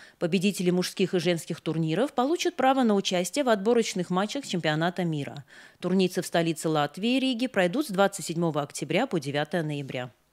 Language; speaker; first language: Russian; non-native, local second language; Armenian